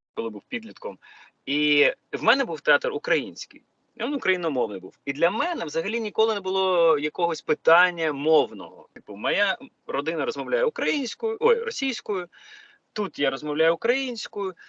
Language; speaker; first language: Ukrainian; non-native, local second language; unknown